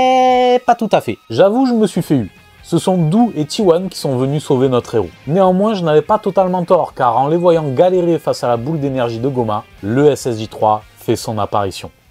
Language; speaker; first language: French; native; French